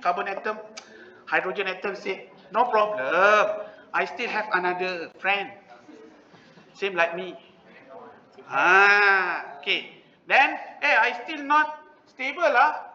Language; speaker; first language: English; non-native, local second language; Malay